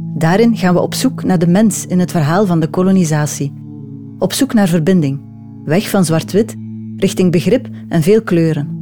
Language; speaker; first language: Dutch; native; Dutch